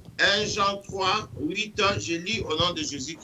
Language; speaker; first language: French; non-native, local second language; Lingala